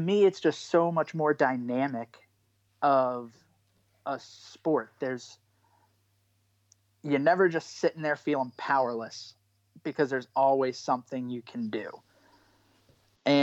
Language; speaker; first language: English; native; English